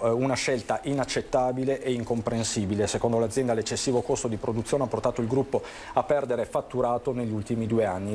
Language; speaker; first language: Italian; native; Italian